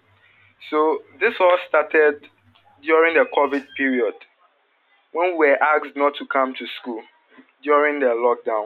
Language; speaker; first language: English; non-native, local second language; Akan